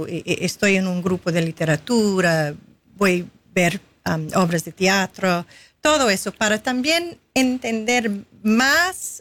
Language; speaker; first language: Spanish; non-native, fluent; English